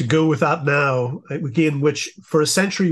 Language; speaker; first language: English; native; English